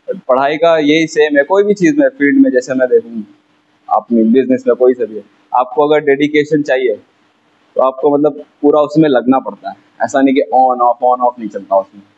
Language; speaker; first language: Hindi; native; Hindi